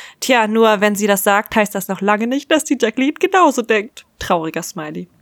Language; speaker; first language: German; native; German